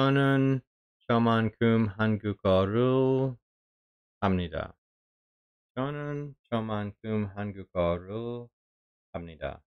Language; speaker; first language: Korean; non-native, learner; English